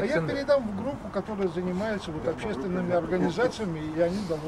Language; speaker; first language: Russian; native; Russian